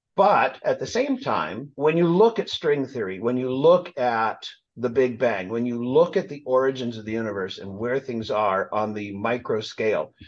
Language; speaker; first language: English; native; English